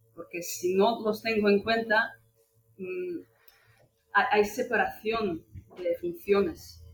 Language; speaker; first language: Spanish; non-native, fluent; Russian